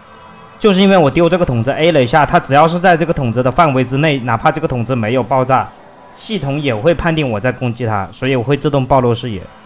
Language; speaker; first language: Chinese; native; Chinese